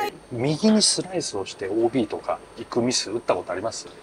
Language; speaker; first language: Japanese; native; Japanese